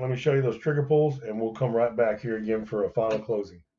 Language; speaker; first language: English; native; English